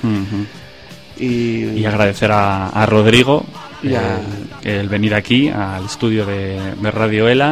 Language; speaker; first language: Spanish; native; Spanish